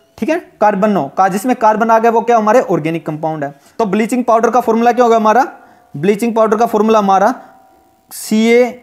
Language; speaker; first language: Hindi; native; Hindi